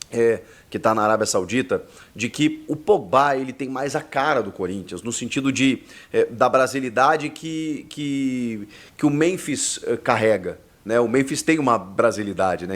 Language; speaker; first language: Portuguese; native; Portuguese